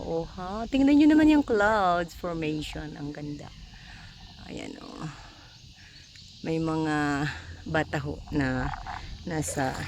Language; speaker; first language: Filipino; non-native, local second language; Bikol